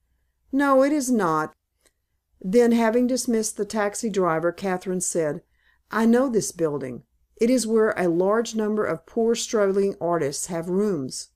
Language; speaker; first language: English; native; English